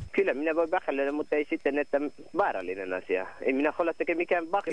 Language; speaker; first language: Finnish; non-native, learner; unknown